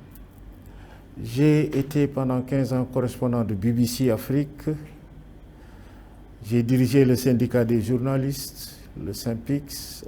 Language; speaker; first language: French; non-native, local second language; Wolof